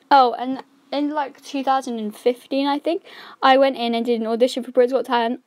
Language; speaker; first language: English; native; English